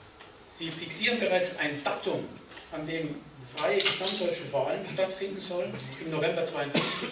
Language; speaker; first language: German; native; German